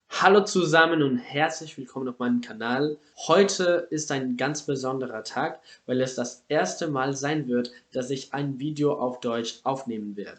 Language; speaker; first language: German; non-native, fluent; Spanish